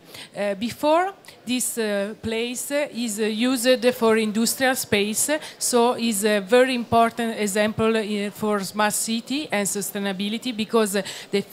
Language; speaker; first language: English; non-native, learner; Italian